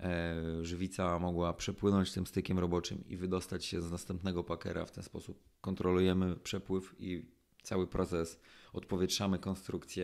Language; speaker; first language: Polish; native; Polish